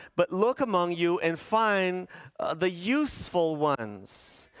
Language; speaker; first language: English; early bilingual, other home language; Spanish